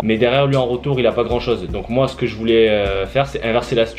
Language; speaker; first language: French; native; French